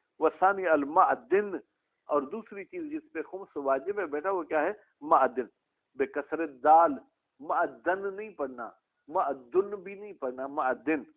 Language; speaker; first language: Urdu; non-native, local second language; Sindhi